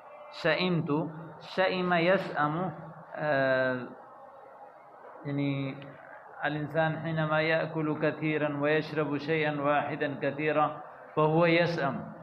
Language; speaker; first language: Arabic; non-native, fluent; Urdu